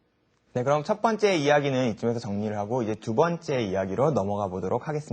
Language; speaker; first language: Korean; native; Korean